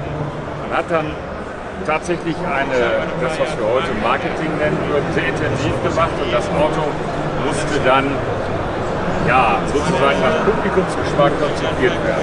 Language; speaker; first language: German; native; German